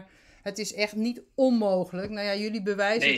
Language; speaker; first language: Dutch; native; Dutch